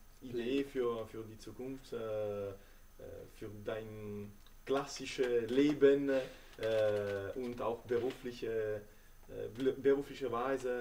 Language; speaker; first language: German; non-native, learner; Italian